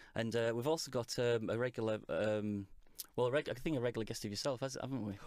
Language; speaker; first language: English; native; English